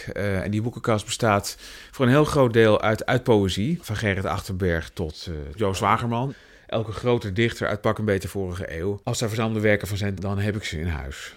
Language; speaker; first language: Dutch; native; Dutch